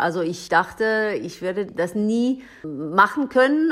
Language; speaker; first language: German; non-native, learner; Persian